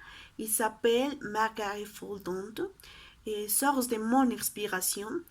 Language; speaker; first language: French; non-native, learner; Spanish